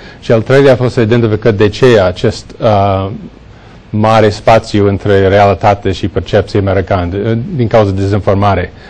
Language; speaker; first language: Romanian; non-native, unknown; English